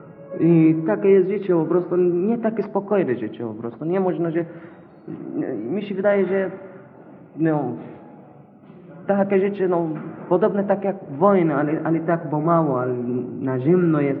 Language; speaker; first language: Polish; non-native, learner; Arabic